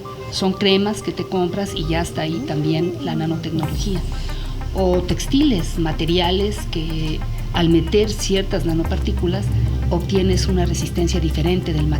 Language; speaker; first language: Spanish; native; Spanish